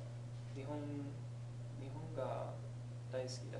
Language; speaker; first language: Japanese; non-native, learner; English